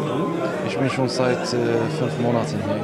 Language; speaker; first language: German; non-native, learner; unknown